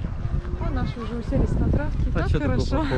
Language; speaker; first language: Russian; native; Russian